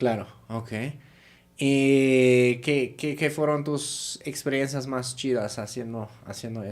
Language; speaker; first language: Spanish; non-native, fluent; German